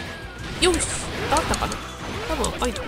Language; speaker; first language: Japanese; native; Japanese